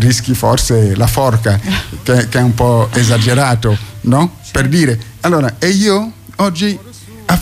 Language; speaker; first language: Italian; non-native, fluent; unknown